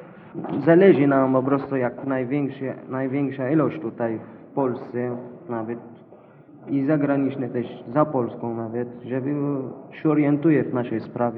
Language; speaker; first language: Polish; non-native, learner; Arabic